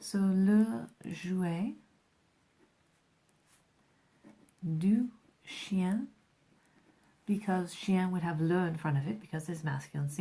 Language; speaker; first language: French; non-native, fluent; English